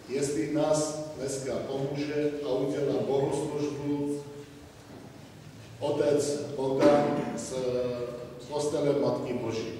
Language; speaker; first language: Czech; non-native, fluent; Armenian